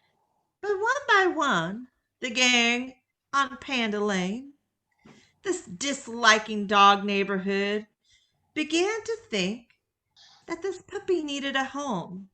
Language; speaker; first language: English; native; English